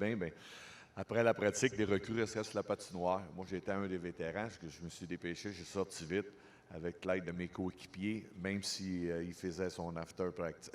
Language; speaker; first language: French; native; French